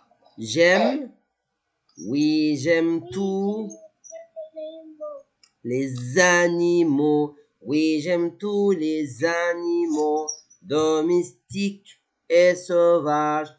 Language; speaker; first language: French; non-native, fluent; Arabic